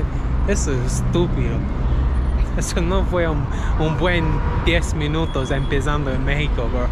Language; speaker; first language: Spanish; non-native, learner; English